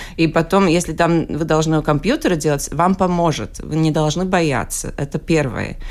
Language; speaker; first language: Russian; non-native, local second language; Latvian